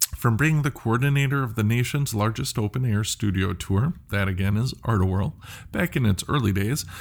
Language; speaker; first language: English; native; English